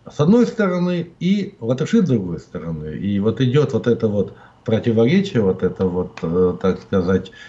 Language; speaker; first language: Russian; native; Russian